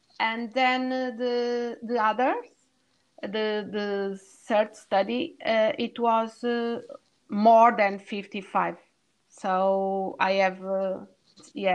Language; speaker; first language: English; non-native, learner; Portuguese